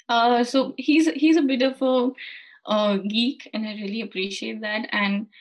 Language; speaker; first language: English; non-native, local second language; Hindi